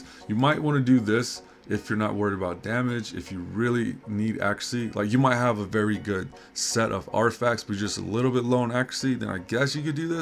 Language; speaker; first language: English; native; English